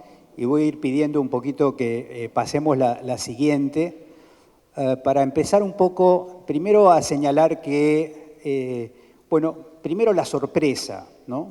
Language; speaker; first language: Spanish; native; Spanish